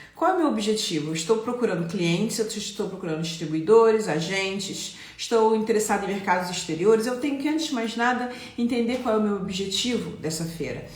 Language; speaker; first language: Portuguese; non-native, fluent; Italian